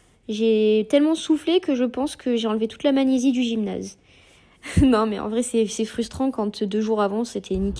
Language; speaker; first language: French; native; French